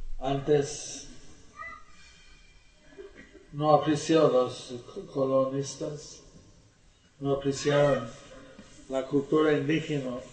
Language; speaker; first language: Spanish; non-native, learner; English